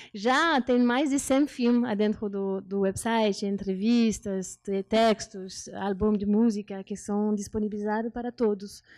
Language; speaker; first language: Portuguese; non-native, learner; French